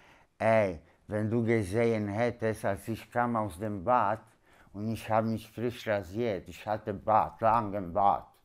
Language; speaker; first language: German; non-native, learner; Polish